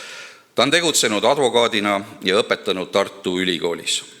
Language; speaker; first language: Estonian; native; Estonian